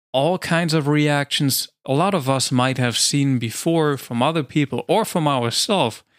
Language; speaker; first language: English; non-native, fluent; German